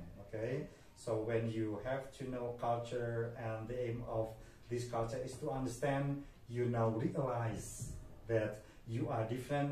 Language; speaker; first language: English; non-native, fluent; Indonesian